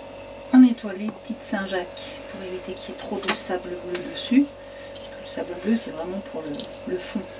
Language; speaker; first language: French; native; French